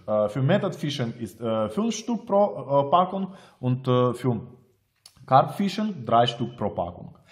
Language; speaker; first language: German; non-native, learner; Russian